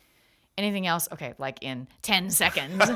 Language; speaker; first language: English; native; English